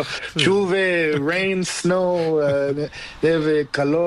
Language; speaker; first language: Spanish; non-native, learner; Portuguese